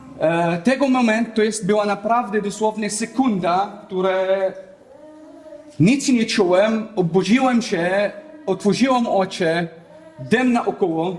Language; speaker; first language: Polish; non-native, learner; Arabic